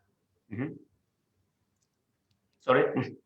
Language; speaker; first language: English; non-native, fluent; Korean